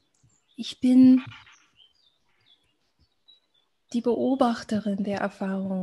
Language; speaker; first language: German; non-native, fluent; English